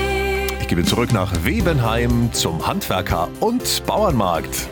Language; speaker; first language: German; native; German